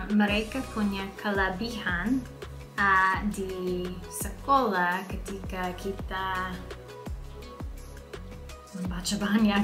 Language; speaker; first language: Indonesian; non-native, learner; English